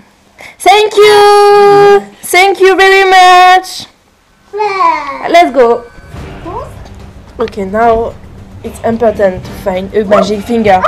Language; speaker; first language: English; non-native, learner; French